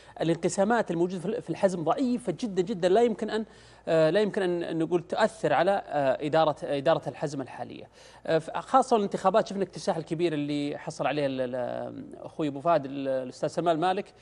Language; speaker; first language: Arabic; native; Arabic